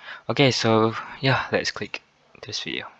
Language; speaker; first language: English; non-native, fluent; Malay